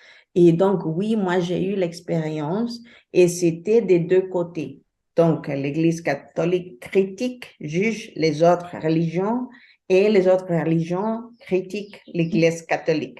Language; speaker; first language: French; non-native, fluent; Spanish